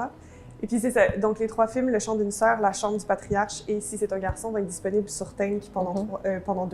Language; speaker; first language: French; native; French